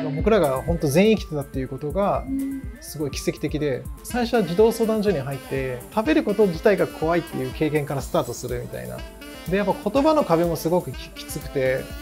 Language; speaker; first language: Japanese; early bilingual, other home language; English